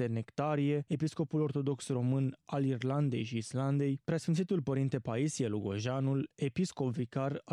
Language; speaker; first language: Romanian; native; Romanian